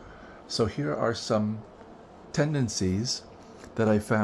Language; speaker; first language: English; native; English